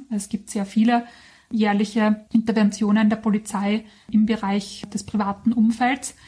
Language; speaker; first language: German; native; German